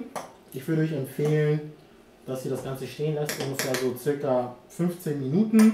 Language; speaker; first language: German; early bilingual, other home language; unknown